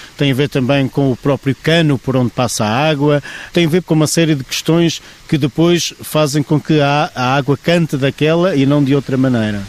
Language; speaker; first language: Portuguese; native; Portuguese